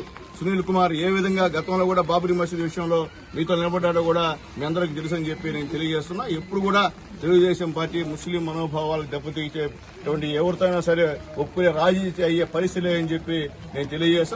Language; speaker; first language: Telugu; native; Telugu